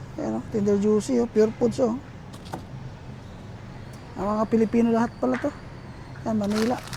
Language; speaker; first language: Filipino; non-native, local second language; Cebuano